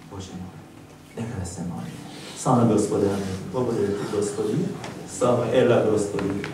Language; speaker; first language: Bulgarian; non-native, learner; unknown